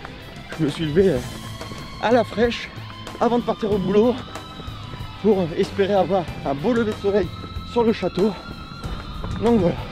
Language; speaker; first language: French; native; French